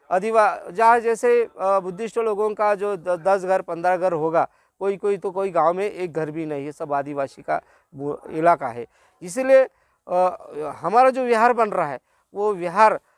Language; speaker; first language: Hindi; non-native, local second language; Marathi